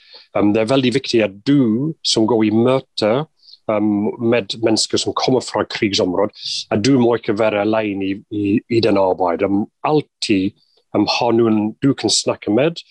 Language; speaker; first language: Norwegian; non-native, fluent; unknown